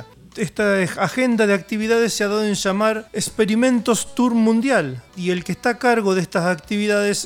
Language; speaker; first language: Spanish; native; Spanish